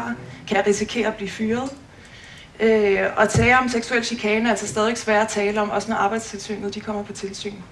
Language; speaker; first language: Danish; native; Danish